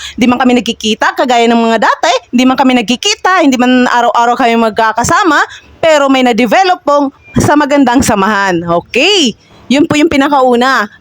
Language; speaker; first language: Filipino; non-native, local second language; Iloko